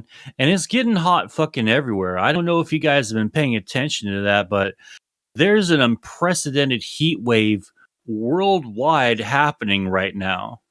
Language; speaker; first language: English; native; English